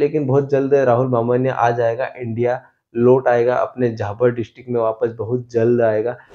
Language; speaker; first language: Hindi; native; Hindi